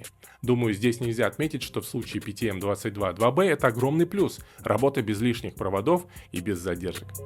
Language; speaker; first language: Russian; native; Russian